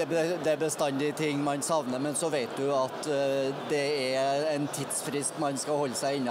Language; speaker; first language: Norwegian; native; Norwegian